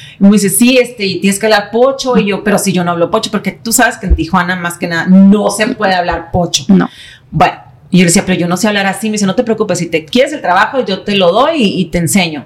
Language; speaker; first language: Spanish; native; Spanish